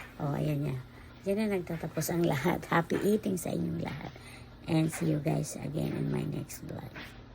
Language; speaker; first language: Filipino; native; Filipino